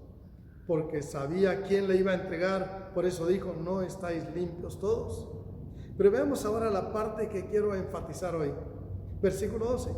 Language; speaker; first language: Spanish; native; Spanish